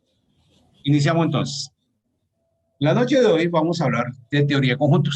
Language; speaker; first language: Spanish; native; Spanish